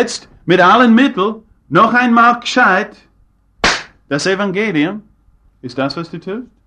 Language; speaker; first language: German; non-native, fluent; English